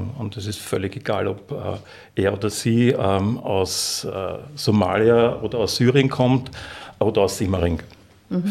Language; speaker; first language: German; native; German